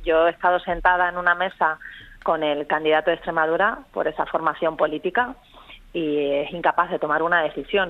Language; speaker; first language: Spanish; native; Spanish